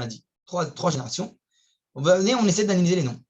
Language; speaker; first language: French; native; French